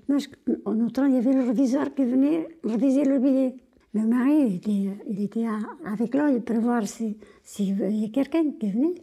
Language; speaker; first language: French; non-native, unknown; Portuguese